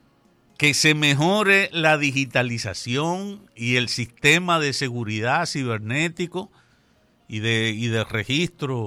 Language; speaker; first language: Spanish; native; Spanish